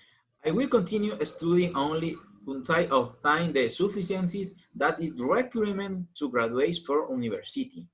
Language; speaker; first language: English; non-native, learner; Spanish